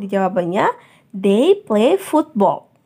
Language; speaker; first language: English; non-native, fluent; Indonesian